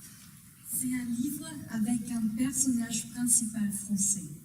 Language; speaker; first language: French; non-native, learner; German